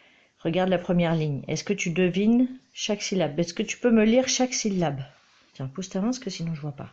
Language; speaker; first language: French; native; French